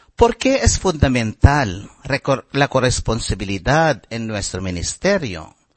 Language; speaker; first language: Spanish; non-native, fluent; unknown